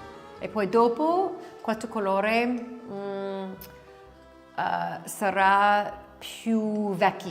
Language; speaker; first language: Italian; non-native, learner; English